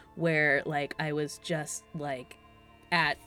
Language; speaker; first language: English; native; English